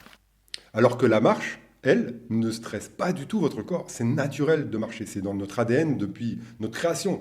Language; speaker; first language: French; native; French